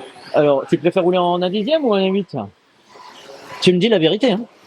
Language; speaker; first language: French; native; French